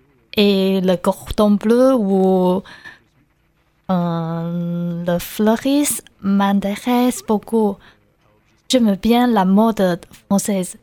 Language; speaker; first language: French; non-native, learner; Chinese